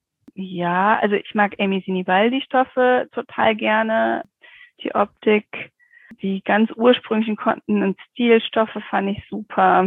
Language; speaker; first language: German; native; German